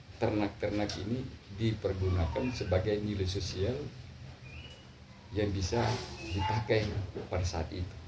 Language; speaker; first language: Indonesian; non-native, local second language; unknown